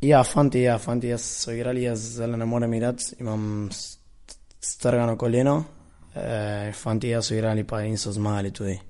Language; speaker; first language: Slovenian; early bilingual, heritage; Spanish